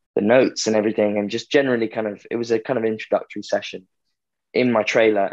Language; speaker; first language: English; native; English